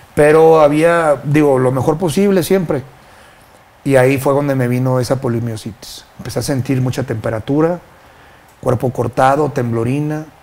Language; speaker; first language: Spanish; native; Spanish